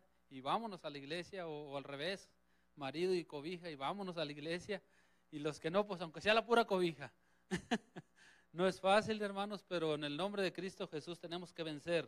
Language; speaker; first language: Spanish; native; Spanish